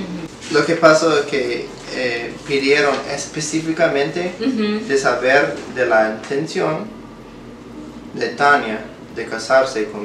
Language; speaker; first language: Spanish; non-native, fluent; English